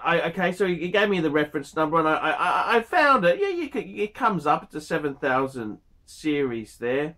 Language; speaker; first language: English; native; English